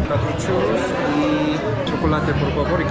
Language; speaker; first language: Spanish; non-native, learner; Korean